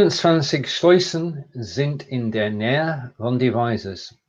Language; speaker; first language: German; non-native, learner; English